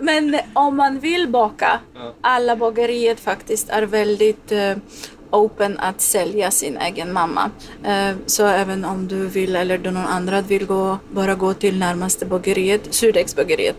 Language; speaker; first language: Swedish; non-native, learner; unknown